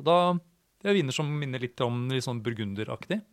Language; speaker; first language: Norwegian; native; Norwegian